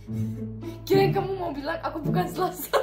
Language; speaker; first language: Indonesian; early bilingual, other home language; Russian